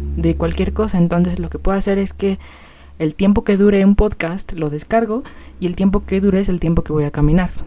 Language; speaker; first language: Spanish; native; Spanish